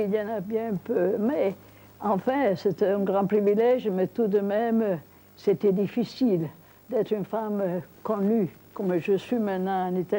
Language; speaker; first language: French; non-native, fluent; Italian